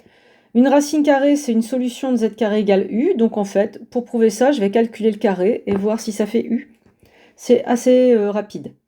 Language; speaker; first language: French; native; French